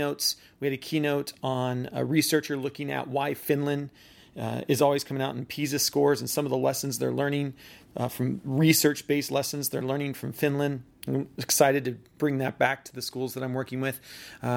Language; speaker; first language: English; native; English